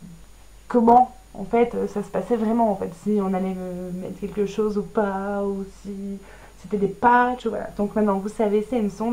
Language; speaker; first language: French; native; French